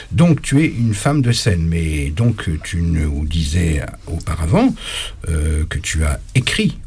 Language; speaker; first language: French; native; French